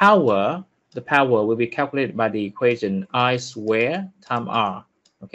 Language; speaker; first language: English; non-native, fluent; Vietnamese